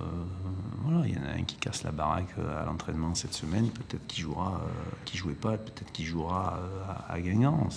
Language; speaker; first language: French; native; French